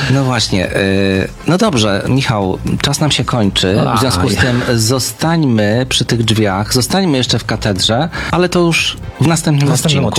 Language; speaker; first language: Polish; native; Polish